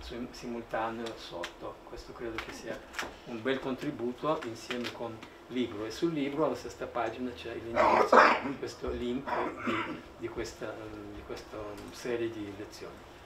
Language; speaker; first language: Italian; non-native, fluent; Russian